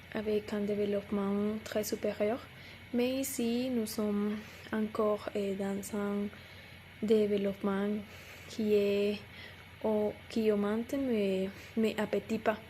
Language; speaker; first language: French; non-native, learner; Spanish